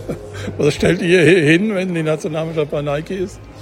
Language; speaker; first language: German; native; German